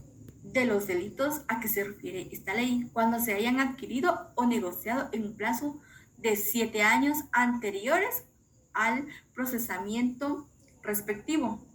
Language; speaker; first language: Spanish; native; Spanish